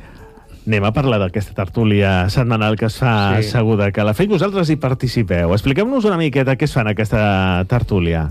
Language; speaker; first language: Catalan; native; Catalan